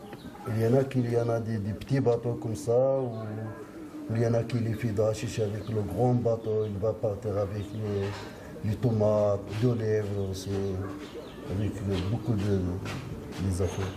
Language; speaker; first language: French; non-native, learner; Arabic